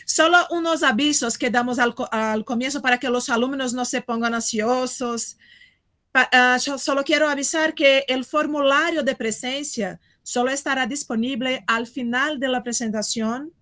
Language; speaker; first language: Spanish; non-native, fluent; Portuguese